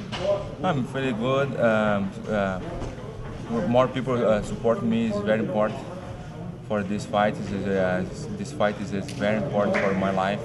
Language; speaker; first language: English; non-native, learner; Portuguese